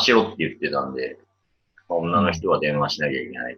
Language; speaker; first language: Japanese; native; Japanese